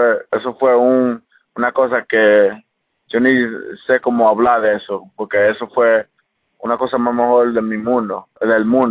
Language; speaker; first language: Spanish; early bilingual, heritage; English